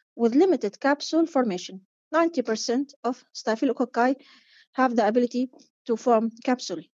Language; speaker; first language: English; non-native, fluent; Arabic